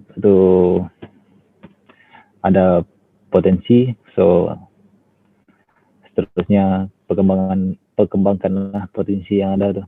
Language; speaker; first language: Malay; non-native, local second language; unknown